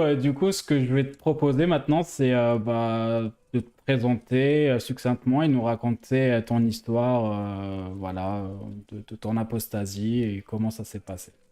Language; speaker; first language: French; non-native, local second language; Arabic